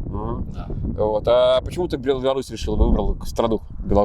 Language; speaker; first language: Russian; native; Russian